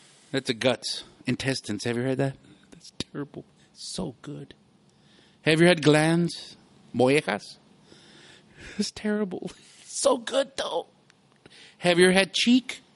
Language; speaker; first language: English; early bilingual, other home language; Spanish